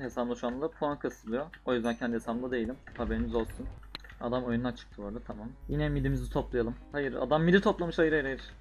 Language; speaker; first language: Turkish; native; Turkish